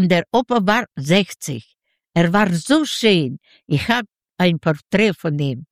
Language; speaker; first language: German; non-native, learner; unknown